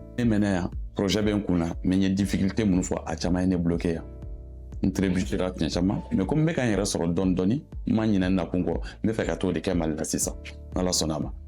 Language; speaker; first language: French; non-native, local second language; Bambara